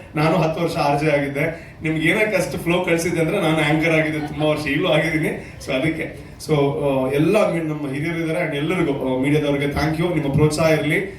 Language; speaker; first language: Kannada; non-native, local second language; Tulu